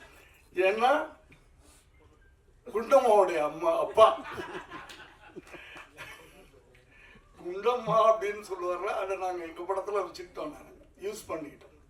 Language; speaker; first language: Tamil; native; Tamil